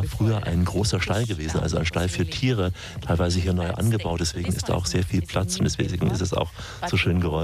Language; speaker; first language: German; native; German